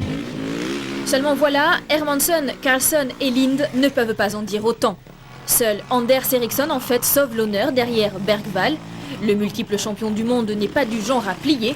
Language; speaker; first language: French; native; French